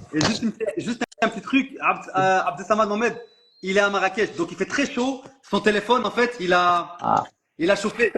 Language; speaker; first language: French; native; French